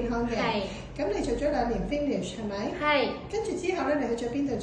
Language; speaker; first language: Cantonese; native; Cantonese